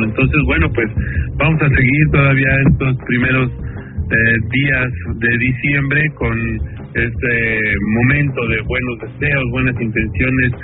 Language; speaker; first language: Spanish; native; Spanish